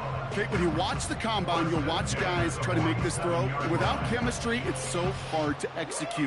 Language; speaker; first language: English; native; English